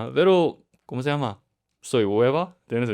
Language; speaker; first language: Spanish; non-native, learner; Korean